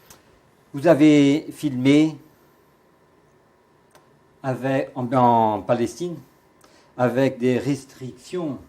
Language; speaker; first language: French; non-native, fluent; Portuguese